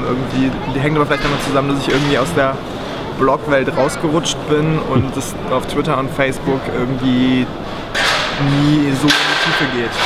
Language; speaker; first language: German; native; German